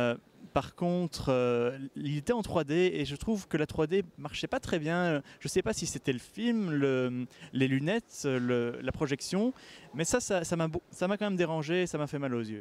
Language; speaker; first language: French; native; French